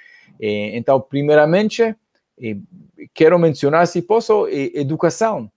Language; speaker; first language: Portuguese; non-native, fluent; Hebrew